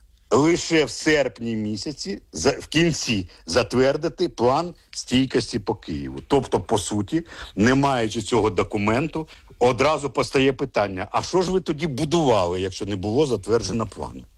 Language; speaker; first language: Ukrainian; native; Ukrainian